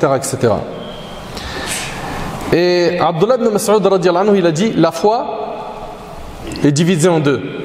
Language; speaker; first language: French; native; French